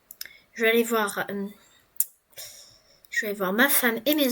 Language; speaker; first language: French; native; French